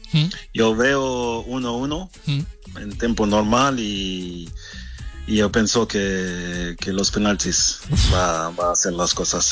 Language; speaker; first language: Spanish; non-native, fluent; French